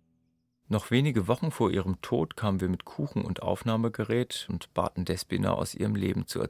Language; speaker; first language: German; native; German